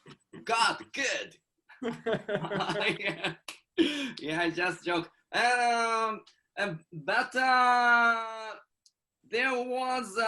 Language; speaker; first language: English; non-native, learner; Japanese